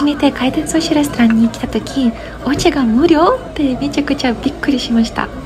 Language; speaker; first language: Japanese; non-native, fluent; Russian